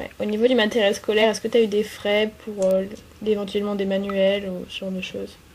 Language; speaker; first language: French; native; French